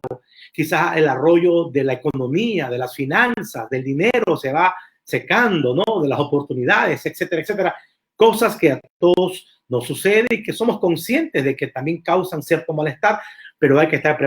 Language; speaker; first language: Spanish; native; Spanish